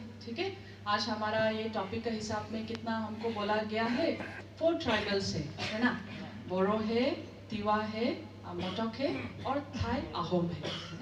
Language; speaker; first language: Hindi; non-native, local second language; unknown